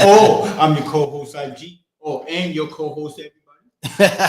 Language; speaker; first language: English; native; English